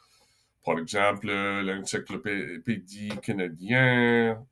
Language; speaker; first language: French; non-native, local second language; English